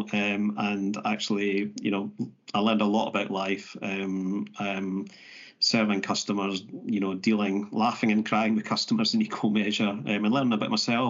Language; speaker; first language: English; native; English